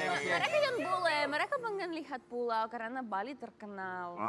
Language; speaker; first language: Indonesian; non-native, learner; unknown